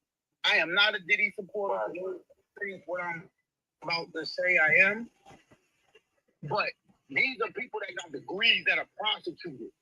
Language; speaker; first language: English; native; English